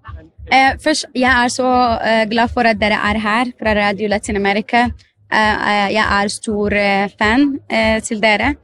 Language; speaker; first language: Norwegian; non-native, learner; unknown